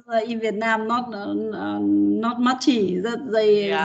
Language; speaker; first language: English; non-native, learner; Vietnamese